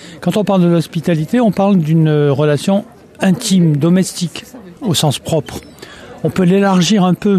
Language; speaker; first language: French; native; French